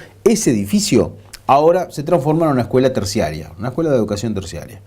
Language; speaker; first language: Spanish; native; Spanish